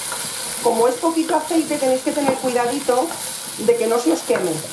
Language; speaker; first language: Spanish; native; Spanish